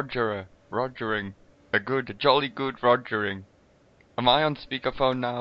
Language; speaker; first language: English; native; English